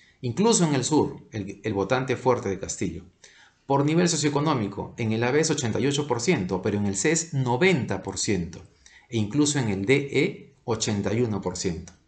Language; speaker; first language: Spanish; native; Spanish